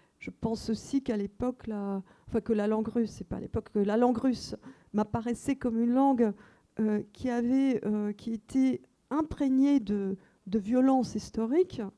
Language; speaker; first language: French; non-native, fluent; Russian